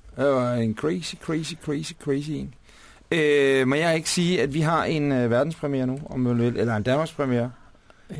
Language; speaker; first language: Danish; native; Danish